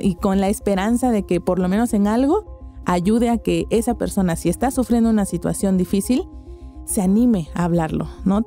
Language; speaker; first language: Spanish; native; Spanish